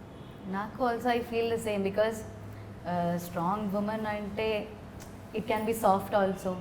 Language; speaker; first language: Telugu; non-native, learner; Malayalam